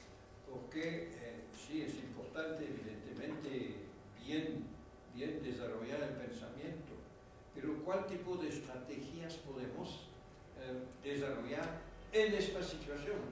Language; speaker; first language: Spanish; non-native, fluent; French